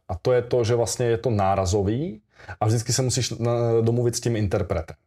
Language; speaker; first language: Czech; early bilingual, other home language; Russian